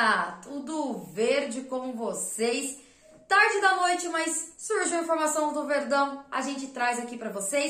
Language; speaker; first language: Portuguese; native; Portuguese